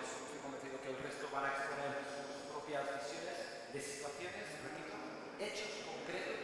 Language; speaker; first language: Spanish; native; Spanish